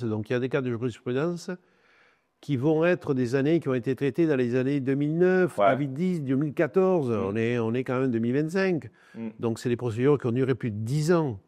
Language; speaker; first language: French; native; French